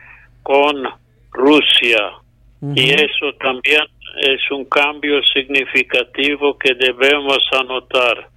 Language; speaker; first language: Spanish; non-native, fluent; English